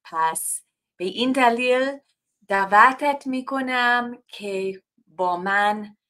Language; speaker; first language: Persian; non-native, learner; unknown